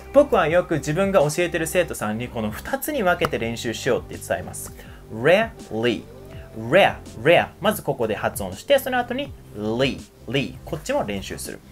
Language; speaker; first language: Japanese; native; Japanese